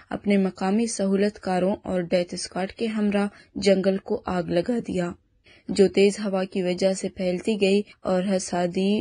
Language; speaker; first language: Urdu; non-native, local second language; Baluchi